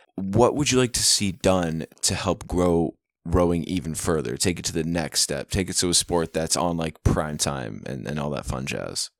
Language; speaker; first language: English; native; English